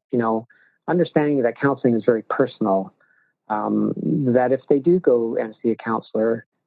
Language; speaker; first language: English; native; English